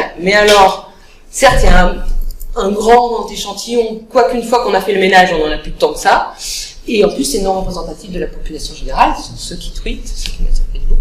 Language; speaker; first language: French; native; French